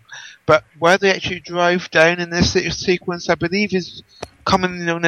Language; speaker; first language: English; native; English